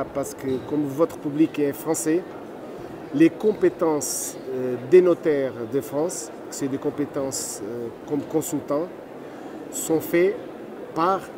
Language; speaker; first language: French; non-native, fluent; Portuguese